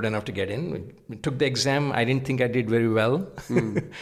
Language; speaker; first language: English; non-native, local second language; Telugu